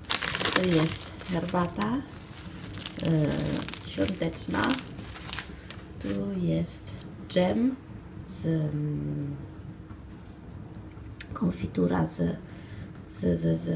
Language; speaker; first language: Polish; non-native, fluent; Italian